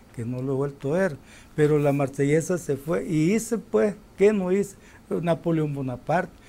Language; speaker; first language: Spanish; native; Spanish